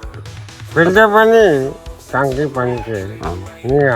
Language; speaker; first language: Hindi; non-native, local second language; Assamese